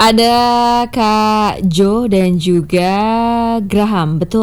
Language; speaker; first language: Indonesian; native; Indonesian